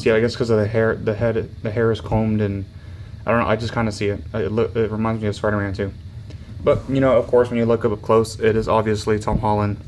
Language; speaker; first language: English; native; English